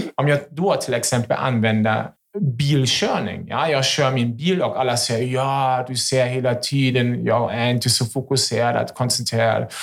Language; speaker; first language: Swedish; non-native, fluent; German